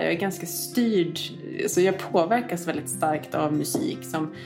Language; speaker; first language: Swedish; native; Swedish